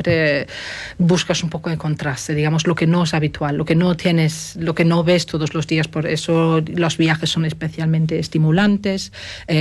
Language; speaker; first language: Spanish; non-native, fluent; German